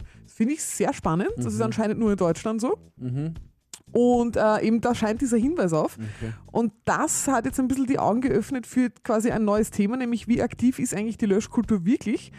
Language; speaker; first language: German; native; German